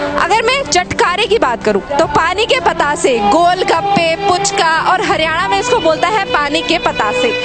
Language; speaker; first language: Hindi; native; Hindi